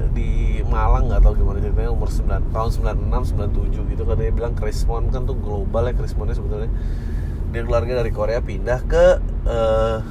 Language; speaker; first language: Indonesian; native; Indonesian